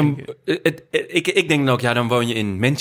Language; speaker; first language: Dutch; native; Dutch